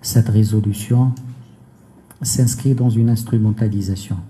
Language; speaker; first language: French; non-native, local second language; Arabic